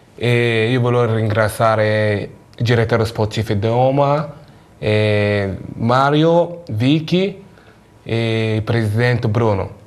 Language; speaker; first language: Italian; non-native, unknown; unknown